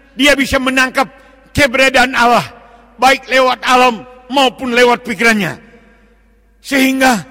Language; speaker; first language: Indonesian; non-native, local second language; Batak Toba